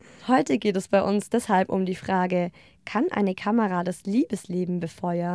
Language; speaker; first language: German; native; German